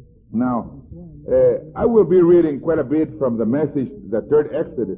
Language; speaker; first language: English; non-native, fluent; Spanish